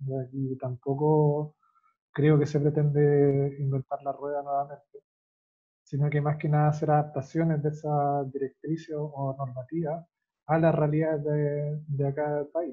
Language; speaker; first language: Spanish; native; Spanish